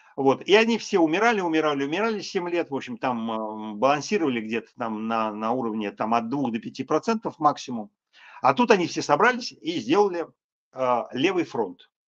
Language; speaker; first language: Russian; native; Russian